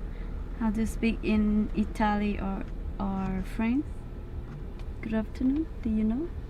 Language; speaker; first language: English; non-native, learner; Thai